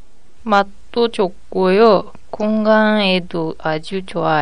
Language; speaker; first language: Korean; non-native, learner; Japanese